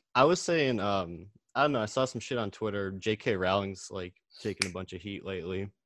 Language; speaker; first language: English; native; English